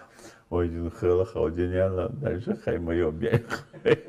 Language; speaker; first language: Chinese; non-native, fluent; Russian